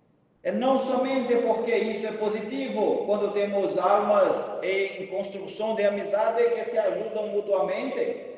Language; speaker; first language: Portuguese; non-native, fluent; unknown